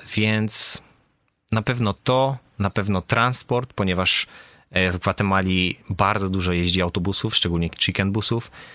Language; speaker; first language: Polish; native; Polish